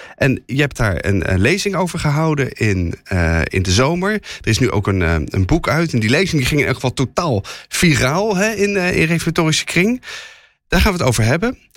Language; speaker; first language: Dutch; native; Dutch